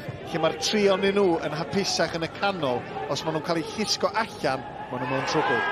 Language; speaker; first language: Welsh; native; Welsh